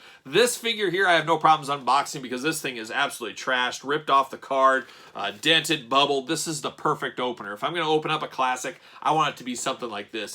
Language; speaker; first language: English; native; English